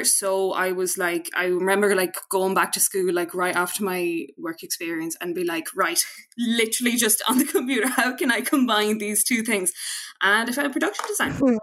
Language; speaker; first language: English; native; English